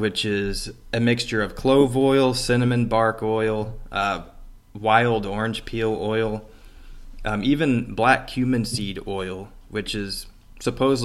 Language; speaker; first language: English; native; English